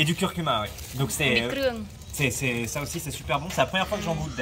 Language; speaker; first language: French; native; French